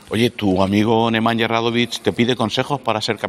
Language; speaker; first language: Spanish; native; Spanish